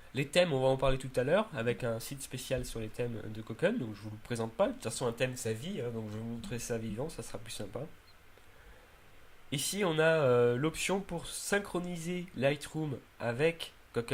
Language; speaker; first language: French; native; French